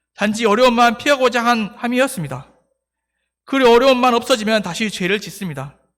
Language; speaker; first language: Korean; native; Korean